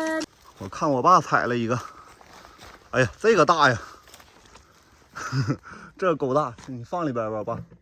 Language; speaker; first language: Chinese; native; Chinese